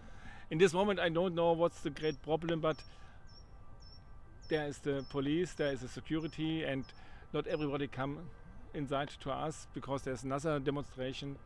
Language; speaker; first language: English; non-native, learner; German